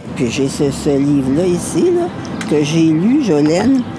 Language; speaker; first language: French; native; French